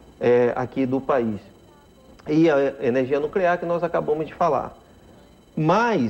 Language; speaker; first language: Portuguese; native; Portuguese